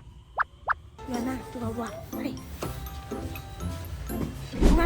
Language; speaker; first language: French; non-native, learner; Thai